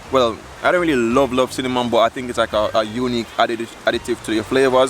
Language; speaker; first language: English; native; English